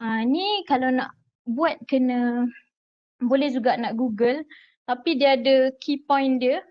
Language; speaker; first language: Malay; native; Malay